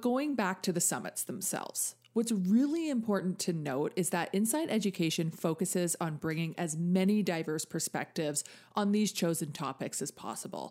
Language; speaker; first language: English; native; English